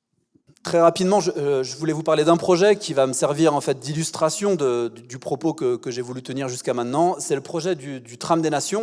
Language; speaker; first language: French; native; French